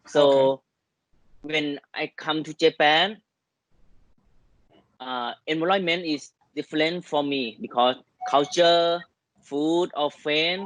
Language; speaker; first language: English; non-native, learner; Thai